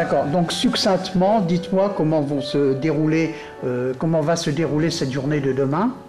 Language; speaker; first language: French; native; French